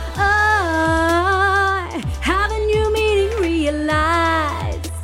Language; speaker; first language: English; early bilingual, other home language; Romanian